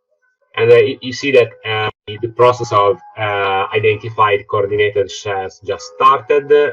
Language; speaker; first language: English; non-native, fluent; Italian